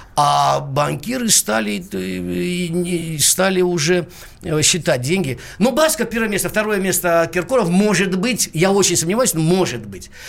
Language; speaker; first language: Russian; non-native, local second language; Georgian